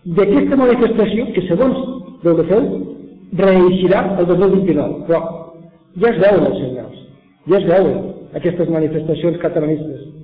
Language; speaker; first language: Catalan; native; Catalan